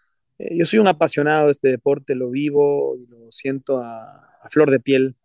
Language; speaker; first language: Spanish; native; Spanish